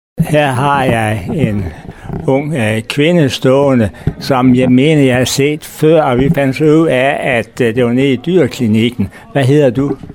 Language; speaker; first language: Danish; native; Danish